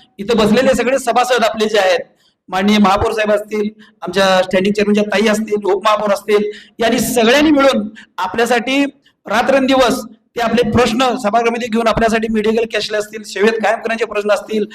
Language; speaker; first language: Marathi; native; Marathi